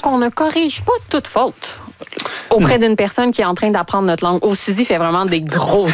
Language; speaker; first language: French; native; French